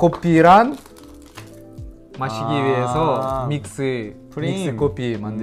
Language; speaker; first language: Korean; non-native, learner; Russian